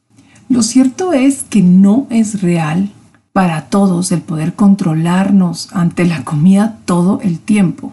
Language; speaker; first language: Spanish; native; Spanish